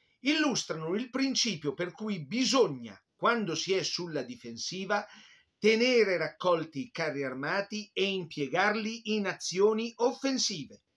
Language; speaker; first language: Italian; native; Italian